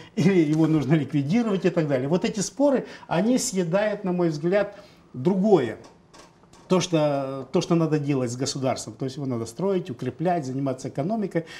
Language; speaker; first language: Russian; native; Russian